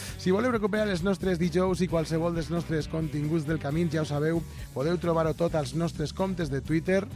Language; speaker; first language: Catalan; native; Catalan